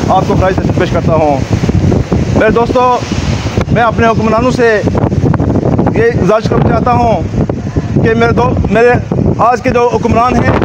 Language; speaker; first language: Urdu; non-native, local second language; Pahari-Potwari